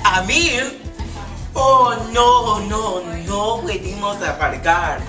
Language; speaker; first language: Spanish; non-native, learner; English